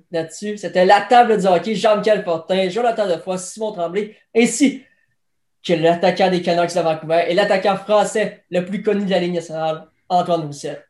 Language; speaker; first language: French; native; French